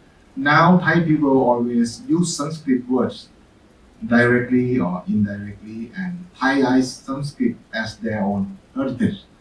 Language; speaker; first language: English; non-native, fluent; Thai